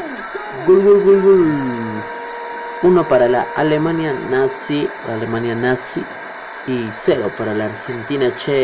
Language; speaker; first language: Spanish; native; Spanish